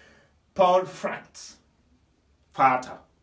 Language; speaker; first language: German; non-native, fluent; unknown